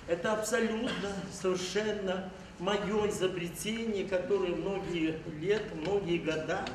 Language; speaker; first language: Russian; non-native, local second language; Kazakh